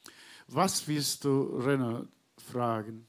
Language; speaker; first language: German; non-native, learner; Turkish